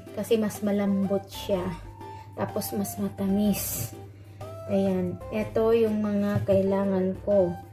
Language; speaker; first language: Filipino; non-native, local second language; Iloko